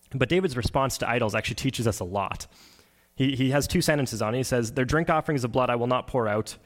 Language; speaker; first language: English; native; English